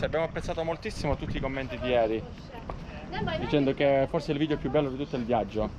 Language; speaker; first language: Italian; native; Italian